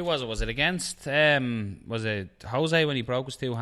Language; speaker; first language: English; native; English